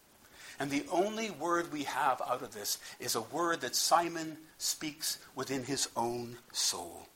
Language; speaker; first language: English; native; English